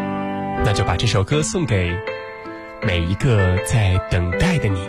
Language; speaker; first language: Chinese; native; Chinese